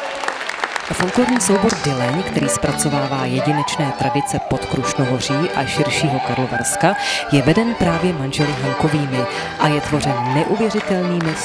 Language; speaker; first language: Czech; native; Czech